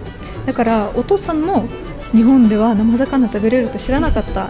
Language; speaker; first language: Japanese; non-native, fluent; Russian